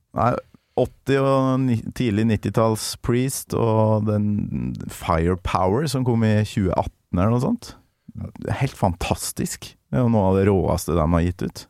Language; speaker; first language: Norwegian; native; Norwegian